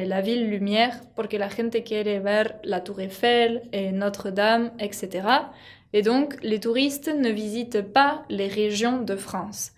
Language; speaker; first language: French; non-native, fluent; Spanish